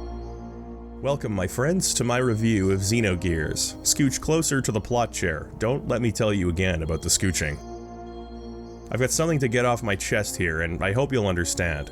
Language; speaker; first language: English; native; English